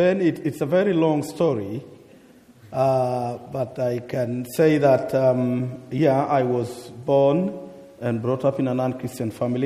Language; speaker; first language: English; non-native, local second language; Masai